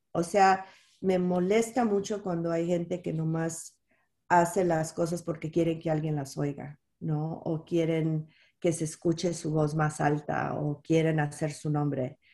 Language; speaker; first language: Spanish; early bilingual, heritage; Spanish